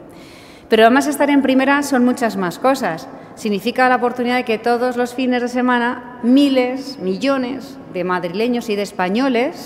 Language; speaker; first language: Spanish; native; Spanish